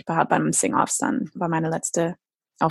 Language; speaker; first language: German; non-native, fluent; English